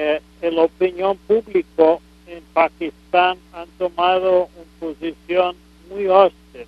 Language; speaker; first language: Spanish; non-native, fluent; English